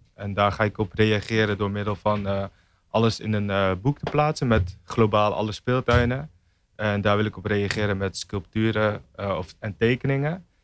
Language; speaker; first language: Dutch; native; Dutch